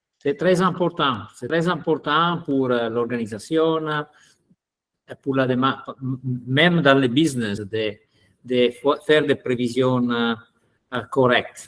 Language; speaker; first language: French; non-native, fluent; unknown